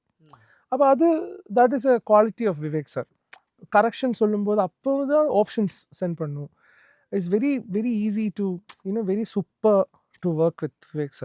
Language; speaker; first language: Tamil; non-native, learner; Malayalam